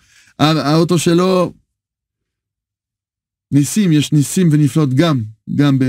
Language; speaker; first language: Hebrew; non-native, fluent; French